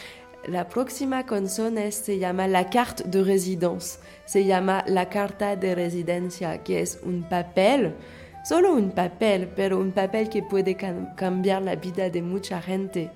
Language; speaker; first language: Spanish; non-native, fluent; French